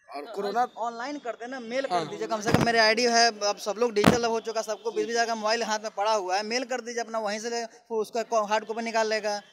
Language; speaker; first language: Hindi; native; Hindi